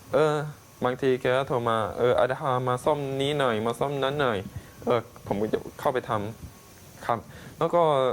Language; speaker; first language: Thai; non-native, local second language; Pattani Malay